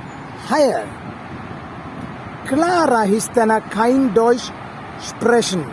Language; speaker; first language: German; non-native, fluent; Sinhala